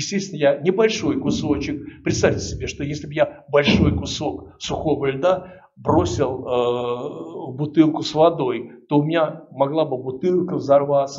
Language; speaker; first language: Russian; native; Russian